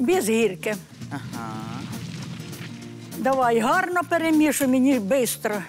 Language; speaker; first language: Ukrainian; native; Ukrainian